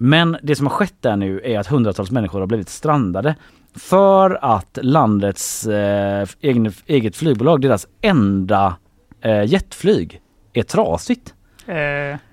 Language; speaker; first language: Swedish; native; Swedish